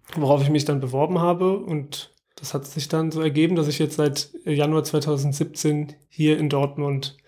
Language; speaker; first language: German; native; German